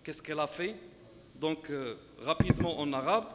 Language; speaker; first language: French; non-native, local second language; Arabic